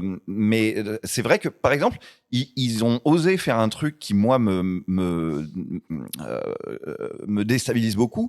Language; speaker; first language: French; native; French